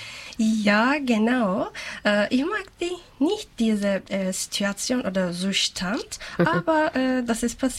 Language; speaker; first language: German; non-native, learner; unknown